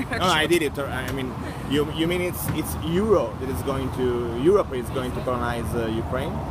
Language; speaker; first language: English; non-native, fluent; Italian